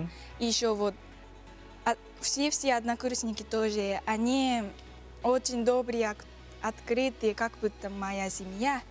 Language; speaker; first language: Russian; non-native, learner; Japanese